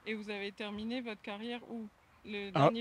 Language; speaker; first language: French; native; French